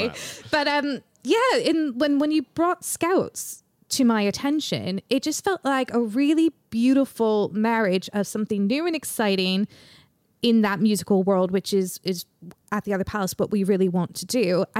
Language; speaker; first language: English; native; English